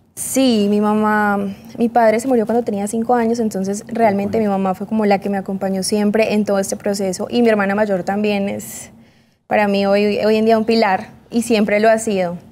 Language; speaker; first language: Spanish; native; Spanish